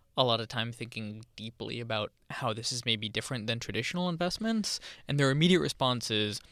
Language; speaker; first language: English; native; English